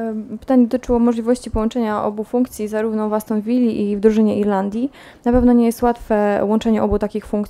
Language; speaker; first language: Polish; native; Polish